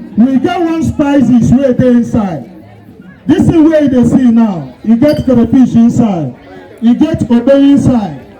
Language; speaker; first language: Nigerian Pidgin; non-native, local second language; Igbo